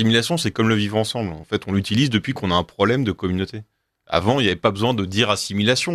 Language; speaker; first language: French; native; French